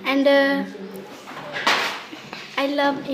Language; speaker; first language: English; non-native, learner; Hindi